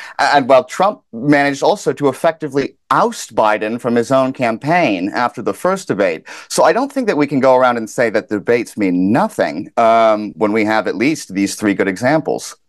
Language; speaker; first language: English; native; English